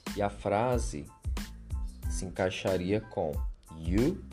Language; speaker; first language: English; non-native, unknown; Portuguese